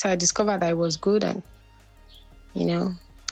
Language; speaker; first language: English; non-native, local second language; Yoruba